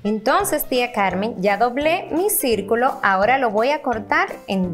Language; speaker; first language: Spanish; native; Spanish